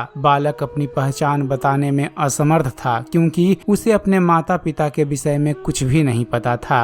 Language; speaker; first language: Hindi; native; Hindi